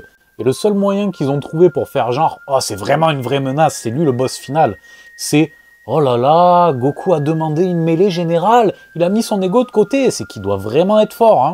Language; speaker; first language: French; native; French